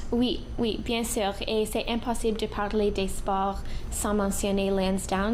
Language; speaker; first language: French; non-native, local second language; English